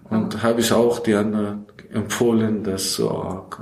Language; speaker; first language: German; non-native, learner; Persian